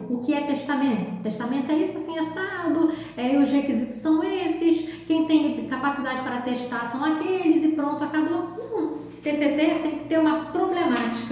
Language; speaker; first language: Portuguese; native; Portuguese